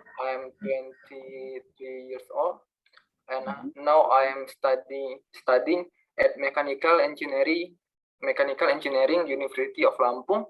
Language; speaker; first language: English; non-native, learner; Indonesian